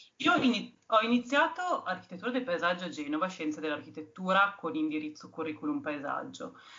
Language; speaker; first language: Italian; native; Italian